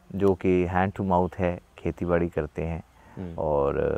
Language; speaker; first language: Hindi; native; Hindi